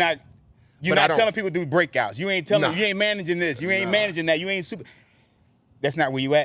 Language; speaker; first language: English; native; English